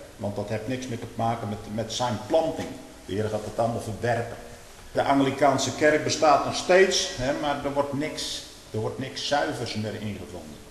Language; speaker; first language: Dutch; native; Dutch